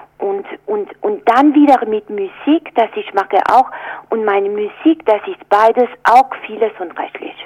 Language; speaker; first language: German; non-native, fluent; French